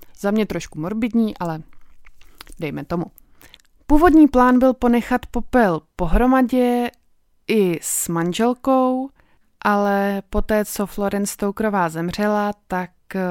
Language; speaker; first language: Czech; native; Czech